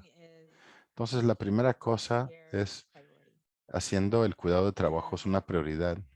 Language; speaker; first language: Spanish; non-native, fluent; English